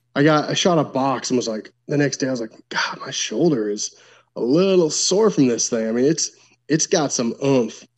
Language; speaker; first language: English; native; English